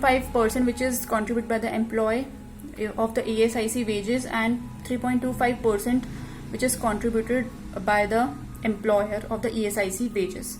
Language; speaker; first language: English; non-native, local second language; Hindi